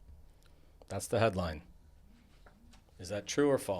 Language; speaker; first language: English; native; English